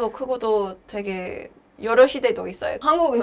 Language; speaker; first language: Korean; non-native, learner; English